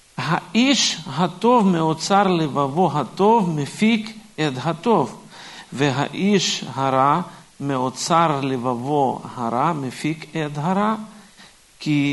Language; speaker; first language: Hebrew; non-native, fluent; Russian